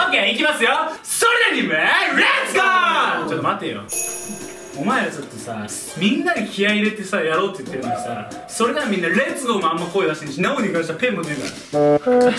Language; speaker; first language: Japanese; native; Japanese